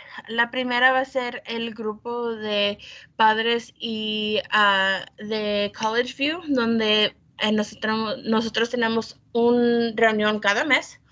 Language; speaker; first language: Spanish; early bilingual, heritage; Spanish